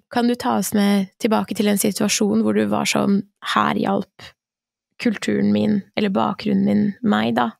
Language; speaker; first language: Norwegian; early bilingual, other home language; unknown